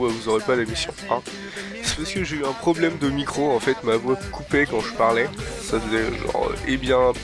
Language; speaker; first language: French; native; French